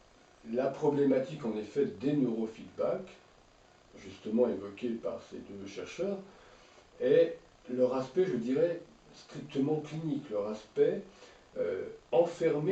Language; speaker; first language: French; native; French